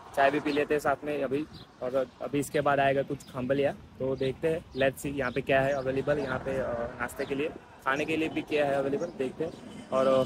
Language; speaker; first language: Hindi; non-native, local second language; Gujarati